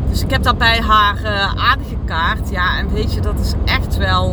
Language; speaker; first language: Dutch; native; Dutch